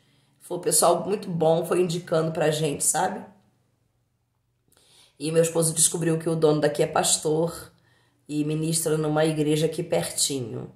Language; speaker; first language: Portuguese; native; Portuguese